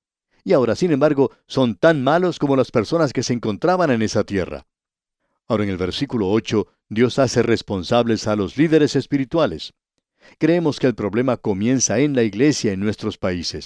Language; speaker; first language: Spanish; native; Spanish